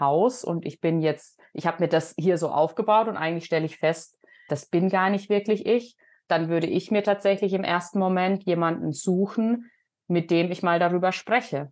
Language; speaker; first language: German; native; German